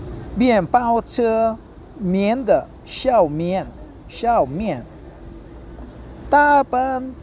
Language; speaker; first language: Chinese; non-native, learner; Korean